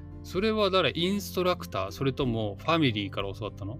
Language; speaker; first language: Japanese; native; Japanese